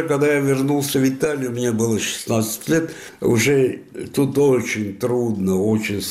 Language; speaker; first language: Russian; non-native, fluent; Spanish